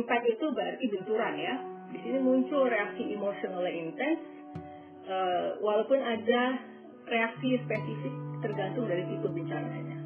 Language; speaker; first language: Indonesian; native; Indonesian